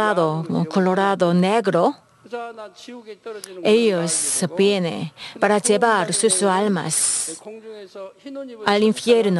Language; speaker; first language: Spanish; non-native, learner; Korean